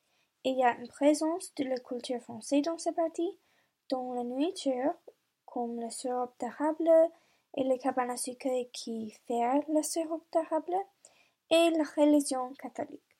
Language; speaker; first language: French; non-native, learner; English